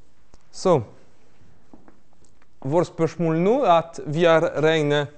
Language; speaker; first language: Norwegian; non-native, fluent; French